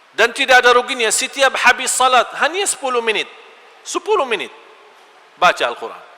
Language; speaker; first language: Malay; non-native, fluent; Arabic